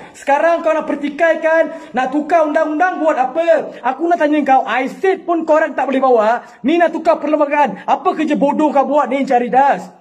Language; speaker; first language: Malay; non-native, local second language; Tamil